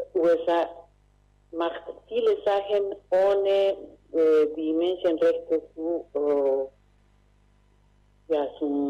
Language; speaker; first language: German; non-native, learner; Spanish